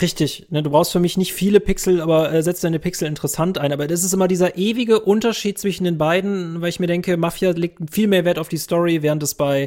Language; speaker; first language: German; native; German